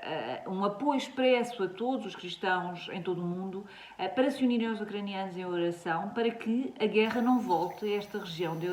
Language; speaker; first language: Portuguese; native; Portuguese